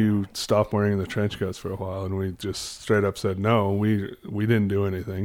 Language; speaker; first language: English; native; English